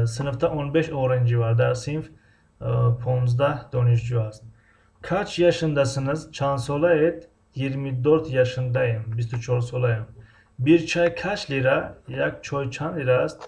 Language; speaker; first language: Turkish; non-native, fluent; Tajik